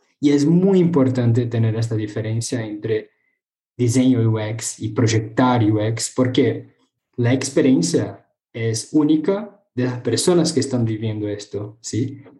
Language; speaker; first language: Spanish; non-native, fluent; Portuguese